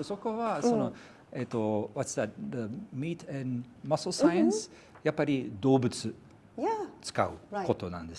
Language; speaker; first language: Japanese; non-native, fluent; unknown